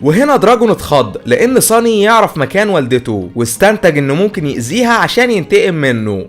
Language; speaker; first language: Arabic; native; Arabic